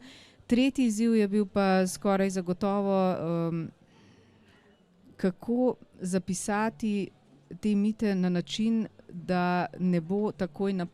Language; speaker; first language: Slovenian; native; Slovenian